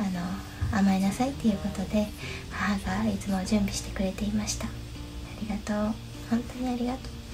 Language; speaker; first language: Japanese; native; Japanese